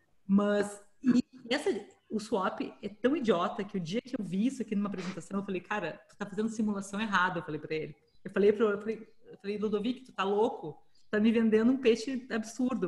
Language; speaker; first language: Portuguese; native; Portuguese